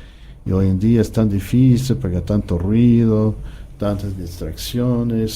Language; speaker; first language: Spanish; non-native, fluent; English